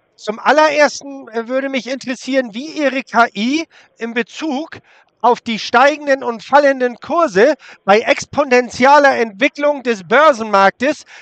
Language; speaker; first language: German; native; German